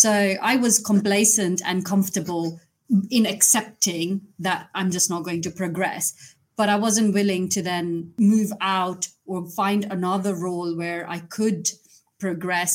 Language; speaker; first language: English; non-native, local second language; Gujarati